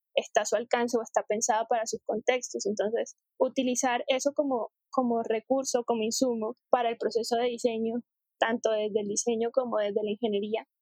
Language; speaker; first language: Spanish; native; Spanish